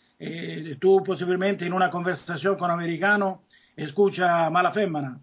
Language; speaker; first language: Italian; native; Italian